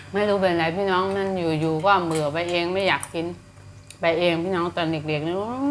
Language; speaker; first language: Thai; native; Thai